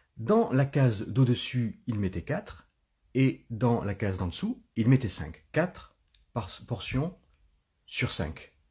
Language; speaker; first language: French; native; French